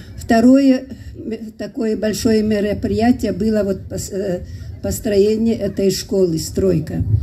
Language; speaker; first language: Russian; non-native, local second language; Karachay-Balkar